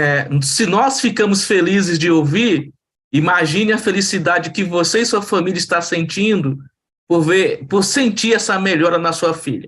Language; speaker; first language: Portuguese; native; Portuguese